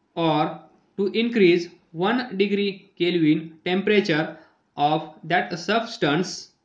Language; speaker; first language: English; non-native, local second language; Marathi